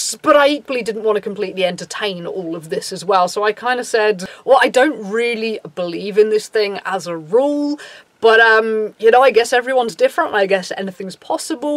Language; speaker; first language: English; native; English